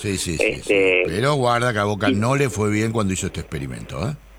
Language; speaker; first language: Spanish; native; Spanish